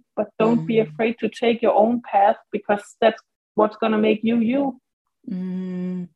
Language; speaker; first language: English; non-native, fluent; Danish